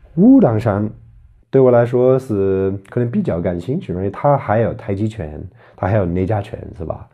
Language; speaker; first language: Chinese; non-native, fluent; English